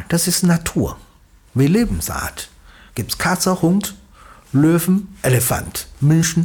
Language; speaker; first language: German; non-native, learner; Chinese